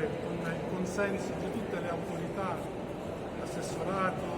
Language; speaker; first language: Italian; native; Italian